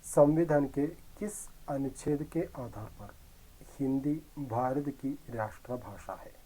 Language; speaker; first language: Hindi; non-native, local second language; Malayalam